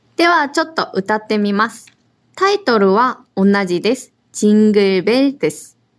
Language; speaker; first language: Japanese; non-native, fluent; Korean